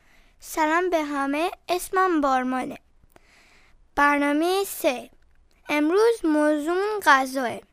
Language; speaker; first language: Persian; early bilingual, heritage; Persian